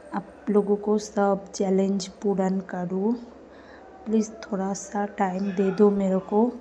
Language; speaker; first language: Hindi; non-native, local second language; Bangla